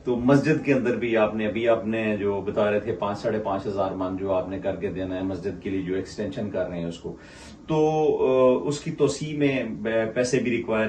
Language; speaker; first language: Hindi; native; Hindi